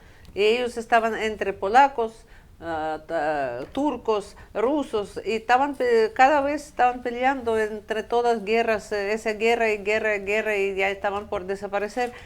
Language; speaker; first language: Spanish; non-native, fluent; Russian